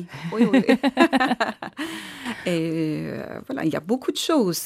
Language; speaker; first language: French; non-native, learner; Armenian